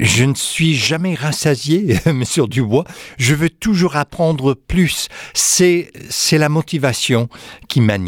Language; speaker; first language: French; non-native, fluent; English